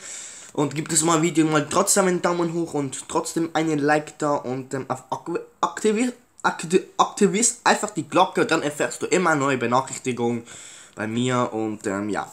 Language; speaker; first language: German; early bilingual, other home language; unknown